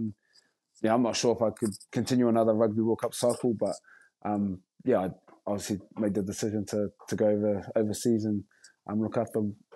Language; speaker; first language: English; native; English